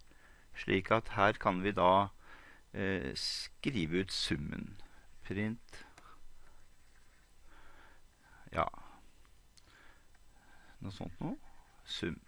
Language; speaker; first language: Norwegian; native; Norwegian